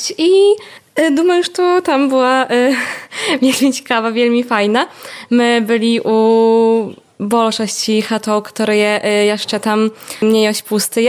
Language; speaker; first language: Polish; non-native, local second language; Belarusian